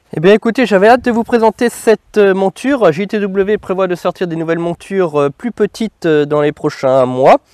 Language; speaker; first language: French; native; French